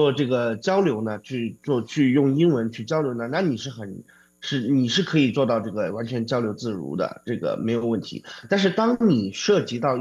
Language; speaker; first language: Chinese; native; Chinese